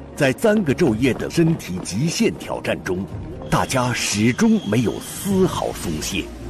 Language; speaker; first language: Chinese; native; Chinese